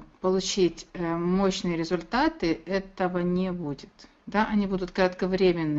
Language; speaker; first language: Russian; native; Russian